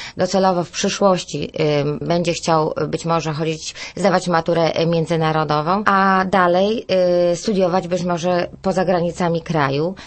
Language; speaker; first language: Polish; native; Polish